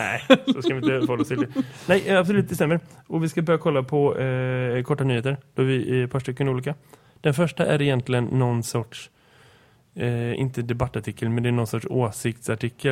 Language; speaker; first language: Swedish; native; Swedish